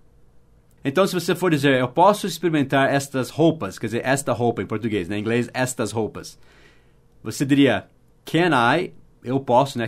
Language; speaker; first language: Portuguese; non-native, fluent; English